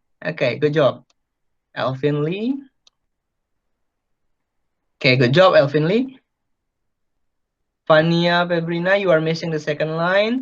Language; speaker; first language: English; non-native, fluent; Indonesian